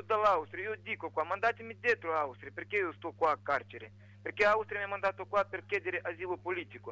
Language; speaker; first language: Italian; non-native, learner; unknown